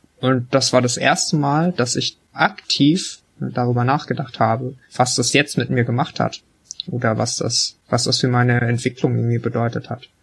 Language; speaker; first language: German; early bilingual, other home language; Korean